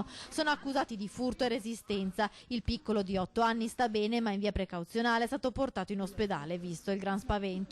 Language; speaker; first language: Italian; native; Italian